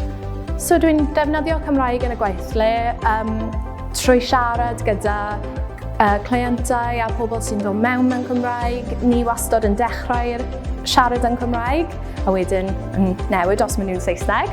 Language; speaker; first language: Welsh; non-native, local second language; English